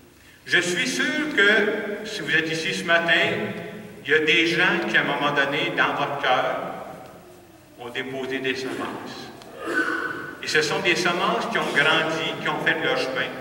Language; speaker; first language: French; native; French